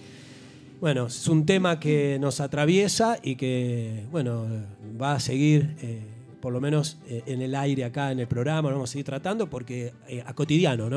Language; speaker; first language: Spanish; native; Spanish